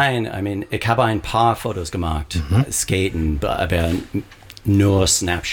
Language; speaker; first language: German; non-native, learner; English